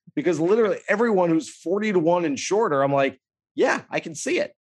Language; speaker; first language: English; native; English